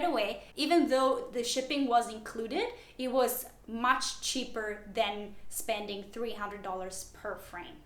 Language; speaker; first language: English; non-native, fluent; Italian